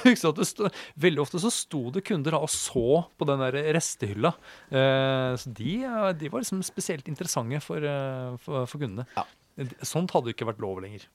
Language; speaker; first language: Norwegian; native; Norwegian